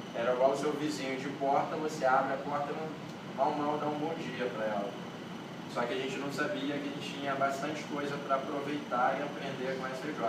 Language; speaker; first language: Portuguese; non-native, local second language; Kabuverdianu